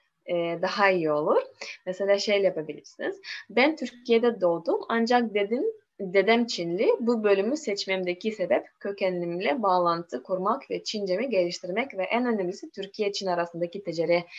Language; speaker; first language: Turkish; non-native, learner; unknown